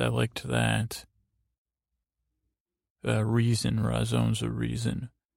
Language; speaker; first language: English; native; English